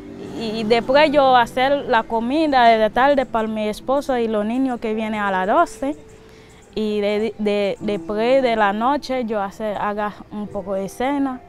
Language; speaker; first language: Spanish; non-native, learner; Haitian Creole